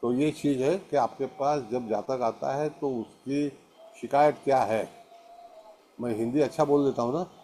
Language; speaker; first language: Hindi; non-native, local second language; Marathi